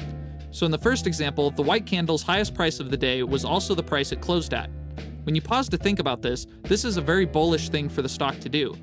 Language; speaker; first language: English; native; English